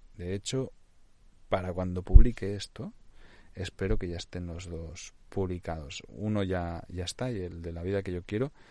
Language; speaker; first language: Spanish; non-native, local second language; Catalan